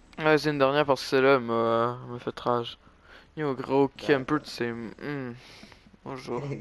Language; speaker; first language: French; native; French